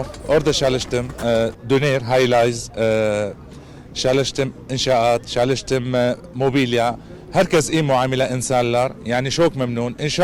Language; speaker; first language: Turkish; non-native, learner; Arabic